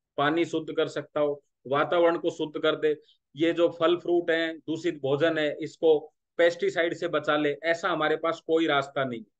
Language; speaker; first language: Hindi; non-native, local second language; Marathi